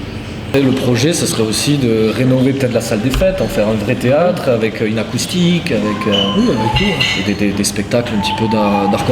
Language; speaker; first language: French; native; French